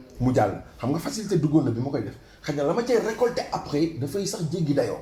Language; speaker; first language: Wolof; native; Wolof